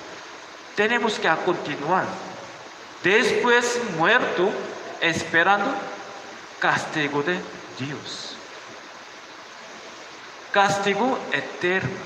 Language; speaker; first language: Spanish; non-native, learner; Korean